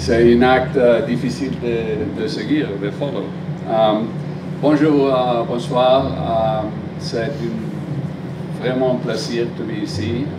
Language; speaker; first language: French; non-native, learner; Spanish